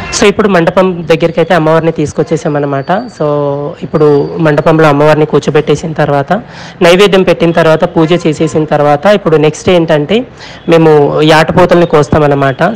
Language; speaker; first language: Telugu; non-native, local second language; Lambadi